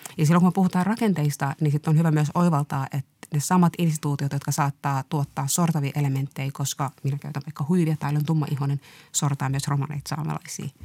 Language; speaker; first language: Finnish; early bilingual, other home language; Somali